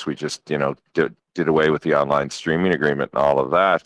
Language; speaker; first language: English; native; English